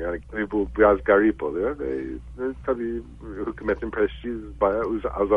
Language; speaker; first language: Turkish; non-native, fluent; English